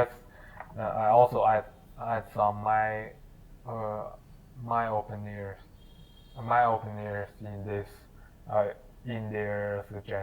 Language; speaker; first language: English; non-native, learner; Chinese